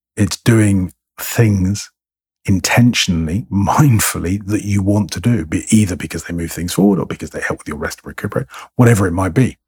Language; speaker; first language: English; native; English